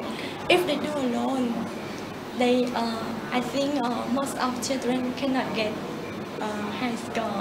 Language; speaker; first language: English; non-native, learner; Khmer